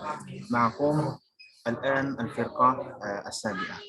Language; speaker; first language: Arabic; non-native, learner; Indonesian